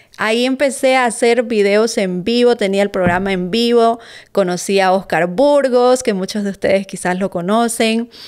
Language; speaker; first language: Spanish; native; Spanish